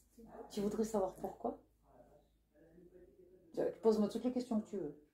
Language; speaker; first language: French; native; French